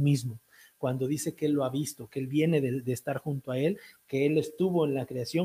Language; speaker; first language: Spanish; native; Spanish